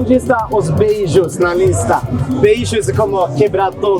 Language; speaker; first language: Portuguese; non-native, learner; Swedish